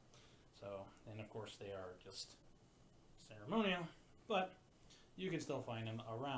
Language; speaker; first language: English; native; English